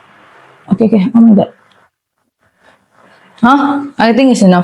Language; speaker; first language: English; non-native, learner; Indonesian